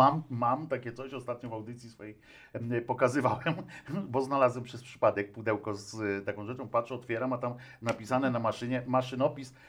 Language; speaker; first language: Polish; native; Polish